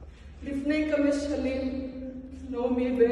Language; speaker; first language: Hebrew; non-native, learner; Filipino